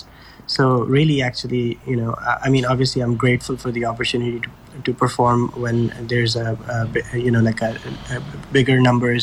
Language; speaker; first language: English; non-native, local second language; Urdu